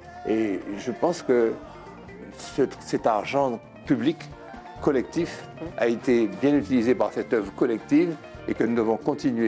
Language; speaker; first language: French; native; French